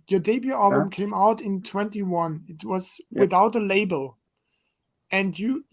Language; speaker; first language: English; non-native, fluent; German